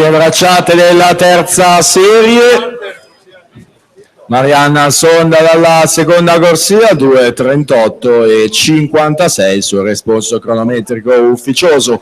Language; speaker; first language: Italian; native; Italian